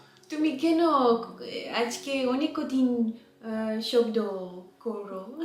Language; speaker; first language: Bangla; non-native, learner; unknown